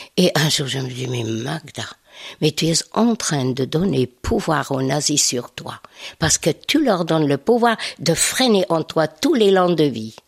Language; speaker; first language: French; non-native, fluent; Hungarian